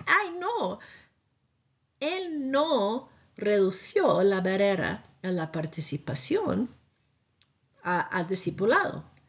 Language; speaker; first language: Spanish; non-native, fluent; English